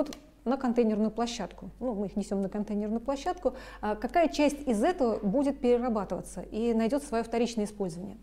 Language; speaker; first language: Russian; native; Russian